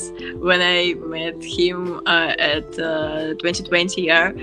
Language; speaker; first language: English; non-native, learner; Russian